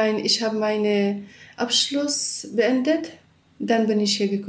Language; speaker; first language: German; non-native, learner; Kurdish